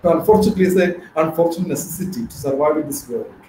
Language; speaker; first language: English; non-native, local second language; Malayalam